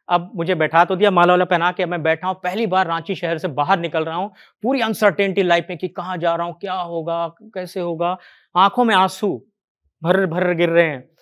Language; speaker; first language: Hindi; native; Hindi